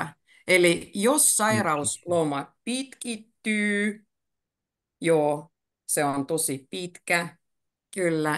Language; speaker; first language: Finnish; native; Finnish